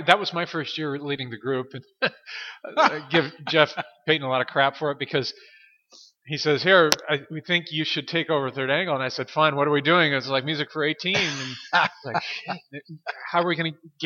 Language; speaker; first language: English; native; English